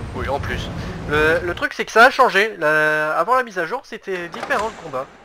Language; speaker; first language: French; native; French